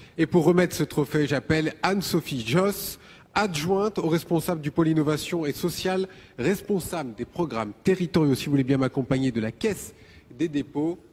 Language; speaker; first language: French; native; French